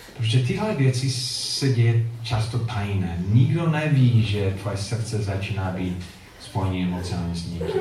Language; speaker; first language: Czech; non-native, fluent; English